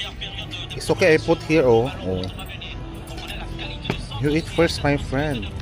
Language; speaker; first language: English; non-native, local second language; Filipino